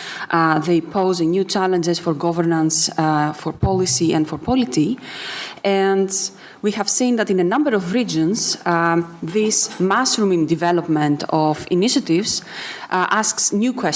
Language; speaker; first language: English; non-native, fluent; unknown